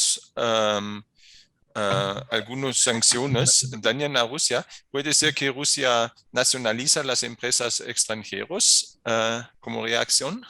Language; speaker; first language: Spanish; non-native, fluent; German